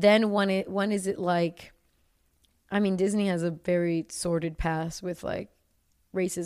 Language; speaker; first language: English; native; English